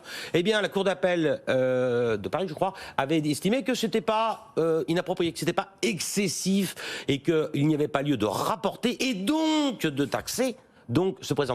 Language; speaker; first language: French; native; French